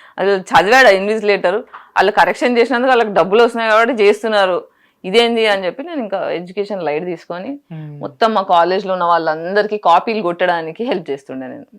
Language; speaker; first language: Telugu; native; Telugu